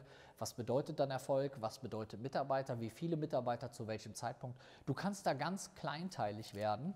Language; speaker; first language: German; native; German